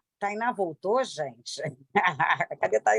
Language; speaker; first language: Portuguese; native; Portuguese